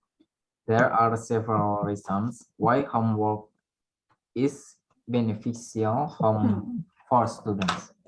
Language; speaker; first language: English; non-native, learner; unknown